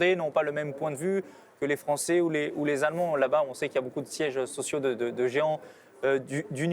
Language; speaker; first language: French; native; French